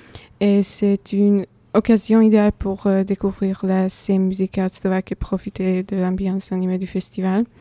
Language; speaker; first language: French; non-native, fluent; Slovak